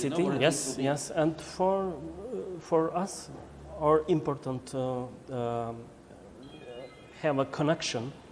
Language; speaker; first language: English; non-native, learner; Albanian